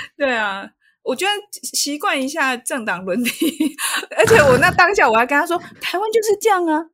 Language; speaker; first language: Chinese; native; Chinese